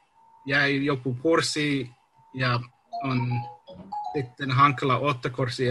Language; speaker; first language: Finnish; non-native, learner; English